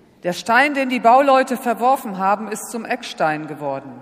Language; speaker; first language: German; native; German